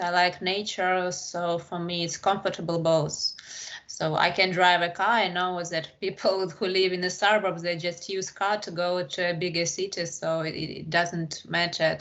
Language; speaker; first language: English; non-native, learner; Ukrainian